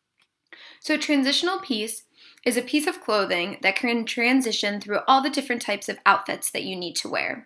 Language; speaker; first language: English; native; English